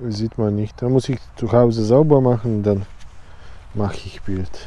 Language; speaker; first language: German; non-native, learner; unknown